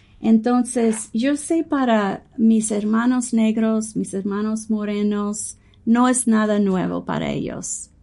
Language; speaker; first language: Spanish; non-native, fluent; English